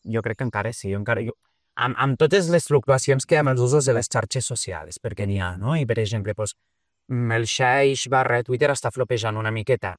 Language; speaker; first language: Catalan; early bilingual, other home language; Portuguese